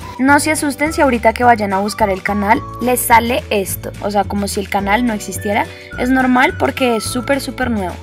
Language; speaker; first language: Spanish; native; Spanish